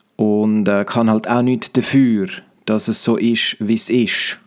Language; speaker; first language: German; non-native, fluent; Romansh